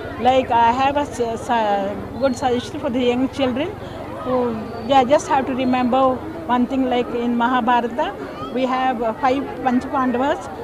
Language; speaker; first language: English; non-native, local second language; Telugu